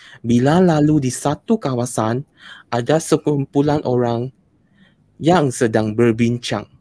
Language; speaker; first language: Malay; non-native, local second language; Chinese